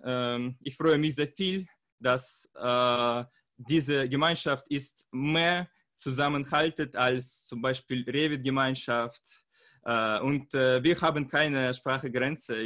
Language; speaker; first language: German; non-native, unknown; Russian